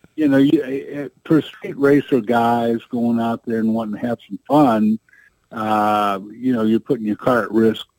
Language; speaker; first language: English; native; English